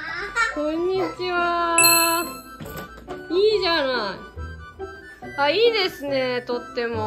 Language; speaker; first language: Japanese; native; Japanese